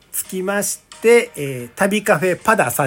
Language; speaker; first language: Japanese; native; Japanese